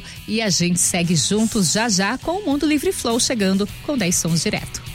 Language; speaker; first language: Portuguese; native; Portuguese